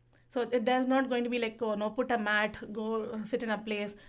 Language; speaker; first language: English; non-native, local second language; Tamil